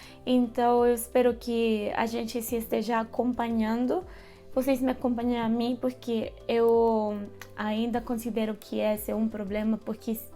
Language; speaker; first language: Portuguese; non-native, fluent; Spanish